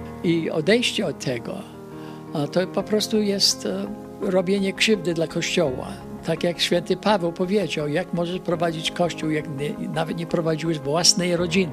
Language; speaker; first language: Polish; early bilingual, heritage; Polish